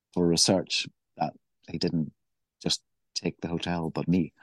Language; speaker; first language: English; native; English